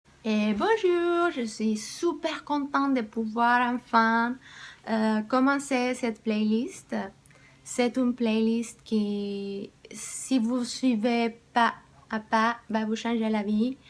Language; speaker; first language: French; non-native, fluent; Spanish